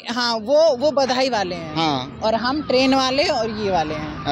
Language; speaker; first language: Hindi; native; Hindi